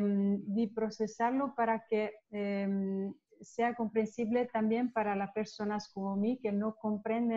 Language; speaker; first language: Spanish; non-native, learner; Italian